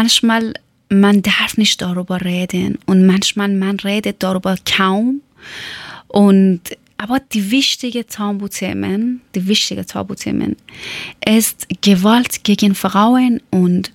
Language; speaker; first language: German; non-native, learner; Persian